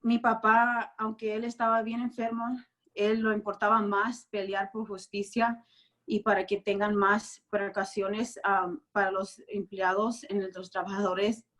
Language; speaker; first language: Spanish; early bilingual, other home language; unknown